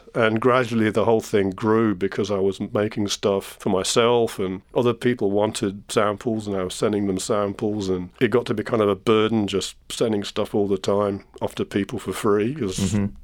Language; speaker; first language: English; native; English